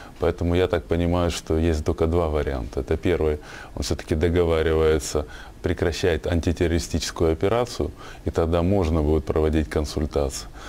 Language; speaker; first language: Russian; native; Russian